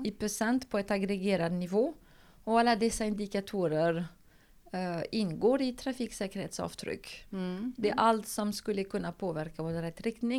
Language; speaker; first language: Swedish; non-native, fluent; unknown